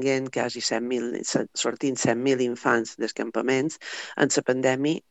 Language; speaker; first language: Catalan; native; Catalan